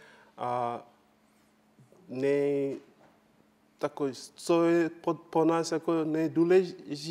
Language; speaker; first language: Czech; non-native, learner; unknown